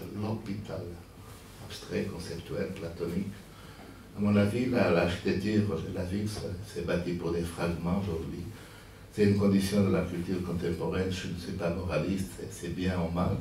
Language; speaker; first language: French; non-native, fluent; Portuguese